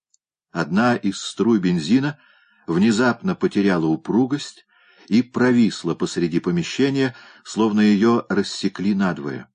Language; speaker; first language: Russian; native; Russian